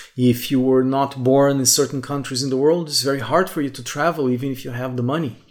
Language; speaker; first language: English; non-native, fluent; Portuguese